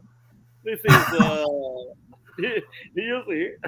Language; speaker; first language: English; non-native, learner; Italian